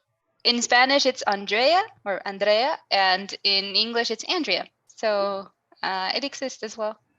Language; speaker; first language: English; non-native, fluent; Spanish